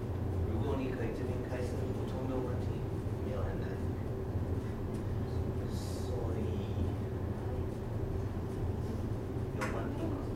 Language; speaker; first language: Chinese; non-native, learner; English